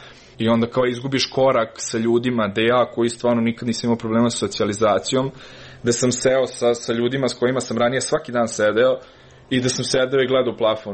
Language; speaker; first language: Serbian; native; Serbian